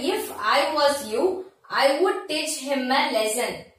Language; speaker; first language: English; non-native, local second language; Tamil